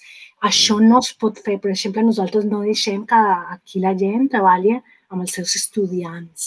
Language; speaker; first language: Catalan; non-native, fluent; Spanish